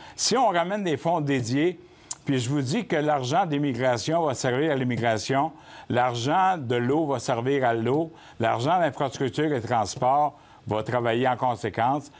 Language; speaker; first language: French; native; French